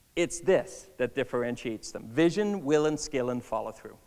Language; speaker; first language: English; native; English